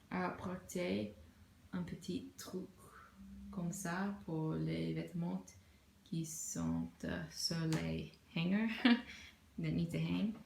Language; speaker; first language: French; non-native, learner; English